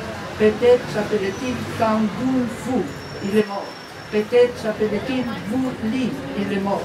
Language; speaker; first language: French; non-native, fluent; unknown